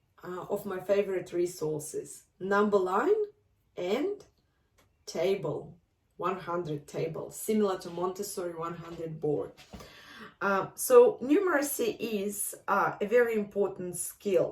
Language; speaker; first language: English; non-native, fluent; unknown